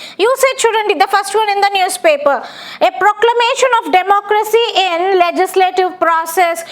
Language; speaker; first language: English; non-native, local second language; Telugu